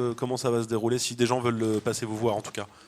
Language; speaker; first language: French; native; French